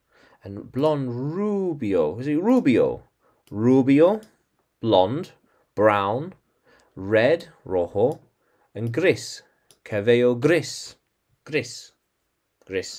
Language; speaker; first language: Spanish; non-native, learner; English